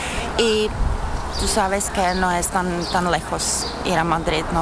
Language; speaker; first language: Spanish; non-native, learner; Czech